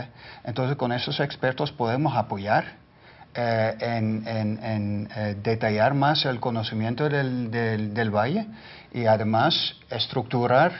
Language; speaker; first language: Spanish; non-native, fluent; Dutch